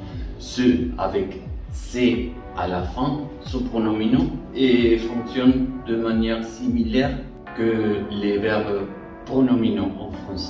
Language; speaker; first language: French; non-native, fluent; Spanish